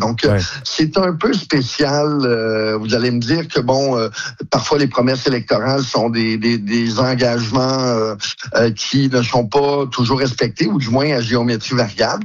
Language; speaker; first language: French; native; French